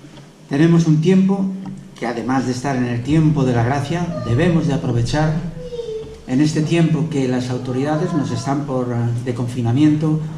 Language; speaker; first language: Spanish; native; Spanish